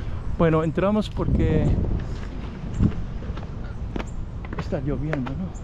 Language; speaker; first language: Spanish; non-native, fluent; English